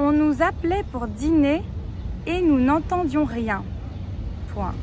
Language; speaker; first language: French; native; French